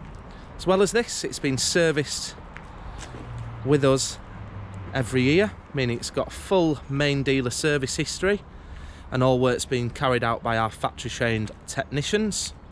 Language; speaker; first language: English; native; English